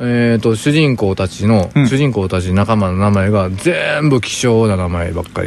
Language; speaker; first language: Japanese; native; Japanese